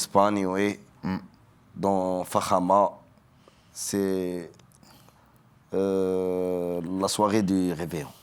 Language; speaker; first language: French; non-native, learner; Arabic